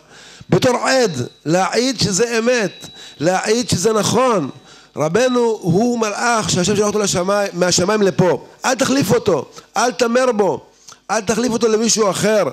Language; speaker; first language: Hebrew; native; Hebrew